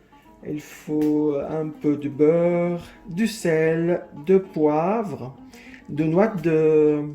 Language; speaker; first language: French; non-native, fluent; Arabic